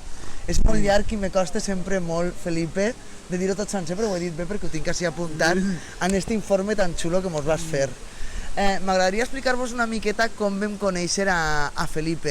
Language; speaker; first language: Catalan; native; Catalan